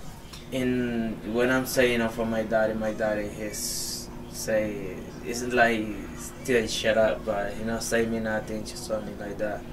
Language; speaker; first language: English; non-native, learner; Spanish